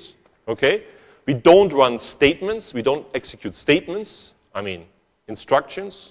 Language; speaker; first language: English; non-native, fluent; German